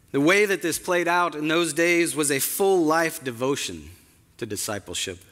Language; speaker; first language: English; native; English